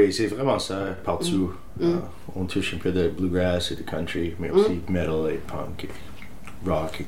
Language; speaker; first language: French; non-native, fluent; English